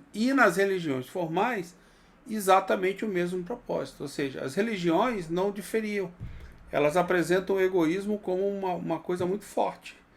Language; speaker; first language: Portuguese; native; Portuguese